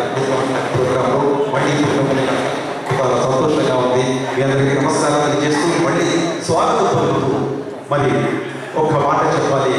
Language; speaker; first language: Telugu; native; Telugu